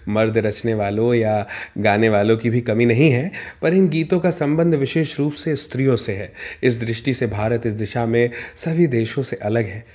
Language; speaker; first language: Hindi; native; Hindi